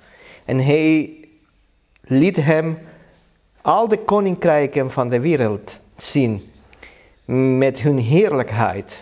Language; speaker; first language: Dutch; non-native, learner; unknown